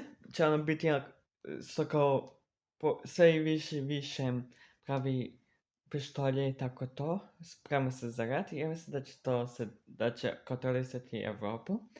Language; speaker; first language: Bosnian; early bilingual, heritage; Serbian